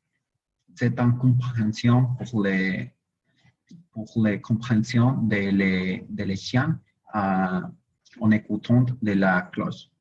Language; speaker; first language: French; non-native, learner; Spanish